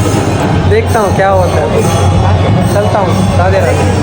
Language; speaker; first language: Hindi; non-native, local second language; Kannada